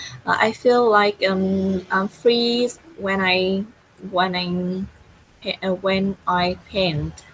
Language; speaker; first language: English; non-native, learner; Vietnamese